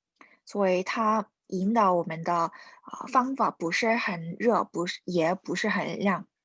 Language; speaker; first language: Chinese; non-native, fluent; Korean